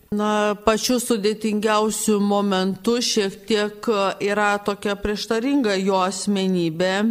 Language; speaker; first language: Lithuanian; native; Lithuanian